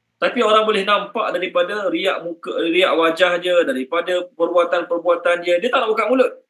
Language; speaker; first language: Malay; native; Malay